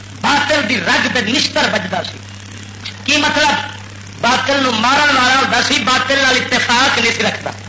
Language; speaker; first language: Urdu; native; Urdu